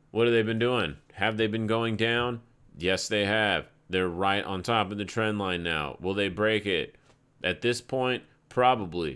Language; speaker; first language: English; native; English